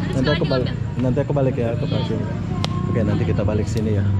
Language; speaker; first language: Indonesian; native; Indonesian